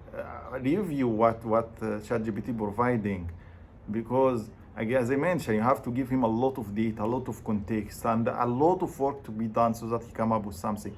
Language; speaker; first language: English; non-native, fluent; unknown